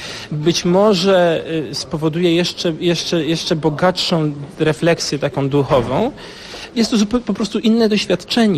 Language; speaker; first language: Polish; native; Polish